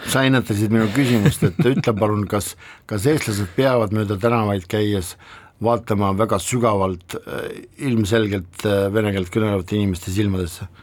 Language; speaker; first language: Estonian; non-native, local second language; Russian